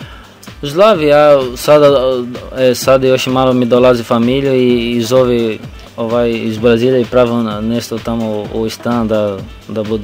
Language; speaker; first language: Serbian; non-native, learner; Portuguese